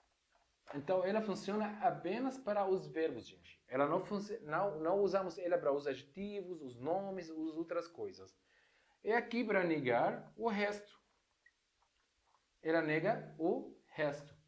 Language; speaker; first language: Portuguese; non-native, fluent; Arabic